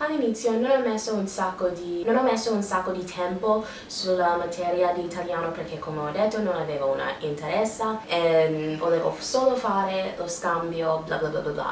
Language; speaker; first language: Italian; non-native, learner; English